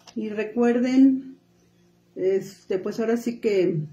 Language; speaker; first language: Spanish; native; Spanish